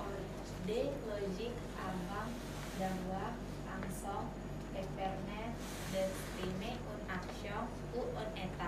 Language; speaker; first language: French; non-native, learner; Indonesian